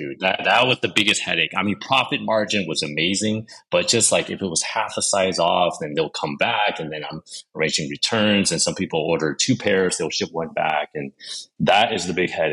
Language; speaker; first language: English; native; English